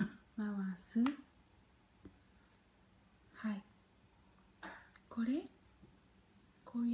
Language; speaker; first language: Japanese; non-native, learner; Spanish